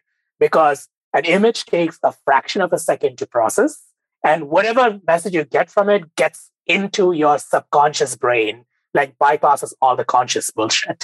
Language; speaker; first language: English; non-native, local second language; Bangla